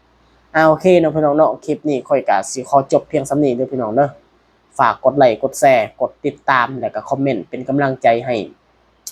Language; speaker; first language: Thai; non-native, local second language; Lao